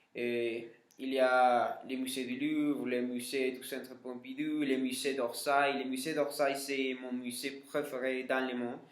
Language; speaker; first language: French; non-native, learner; Spanish